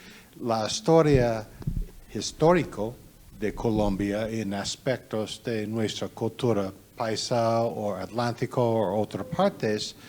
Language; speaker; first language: Spanish; non-native, learner; English